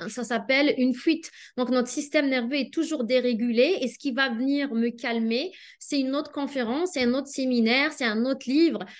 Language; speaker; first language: French; non-native, local second language; Arabic